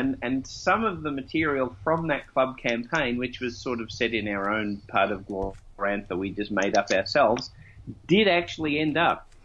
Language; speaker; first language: English; native; English